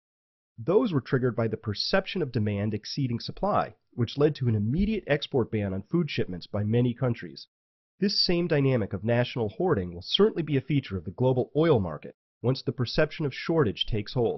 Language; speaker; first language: English; native; English